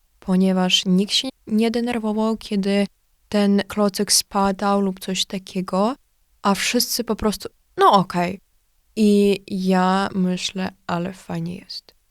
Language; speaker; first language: Polish; non-native, learner; Ukrainian